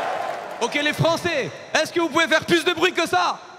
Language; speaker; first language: French; native; French